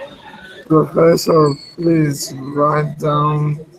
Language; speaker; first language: English; non-native, learner; Spanish